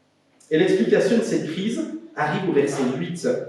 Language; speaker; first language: French; native; French